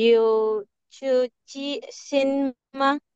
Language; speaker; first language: Chinese; non-native, learner; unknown